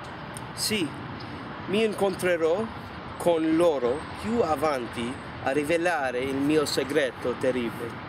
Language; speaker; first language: Italian; non-native, learner; English